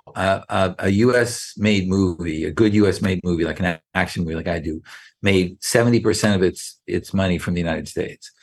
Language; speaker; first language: English; native; English